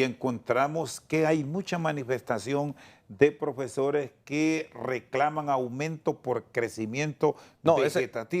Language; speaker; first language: Spanish; native; Spanish